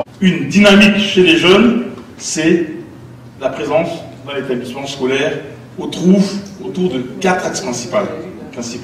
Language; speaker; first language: French; native; French